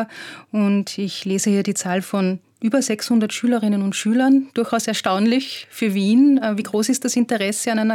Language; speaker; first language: German; native; German